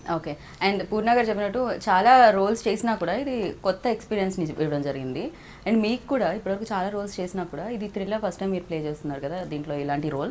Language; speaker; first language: Telugu; native; Telugu